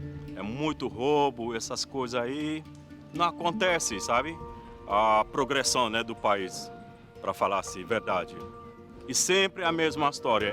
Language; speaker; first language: Portuguese; non-native, fluent; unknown